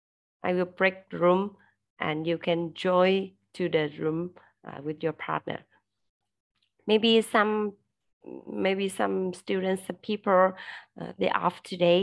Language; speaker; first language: English; non-native, learner; Vietnamese